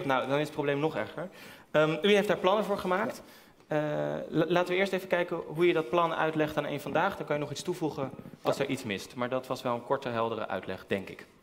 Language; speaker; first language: Dutch; native; Dutch